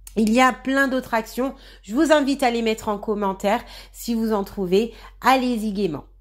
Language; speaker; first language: French; native; French